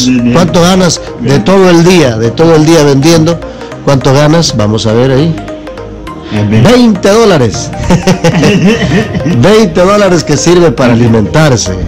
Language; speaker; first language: Spanish; native; Spanish